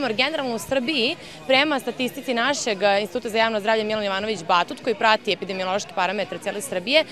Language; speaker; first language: Serbian; native; Serbian